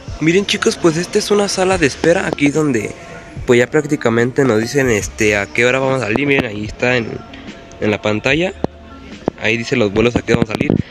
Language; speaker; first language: Spanish; early bilingual, heritage; Spanish